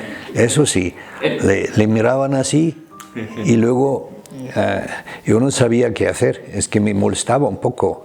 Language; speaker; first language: Spanish; non-native, fluent; German